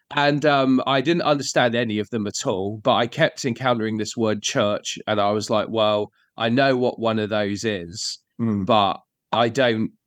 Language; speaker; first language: English; native; English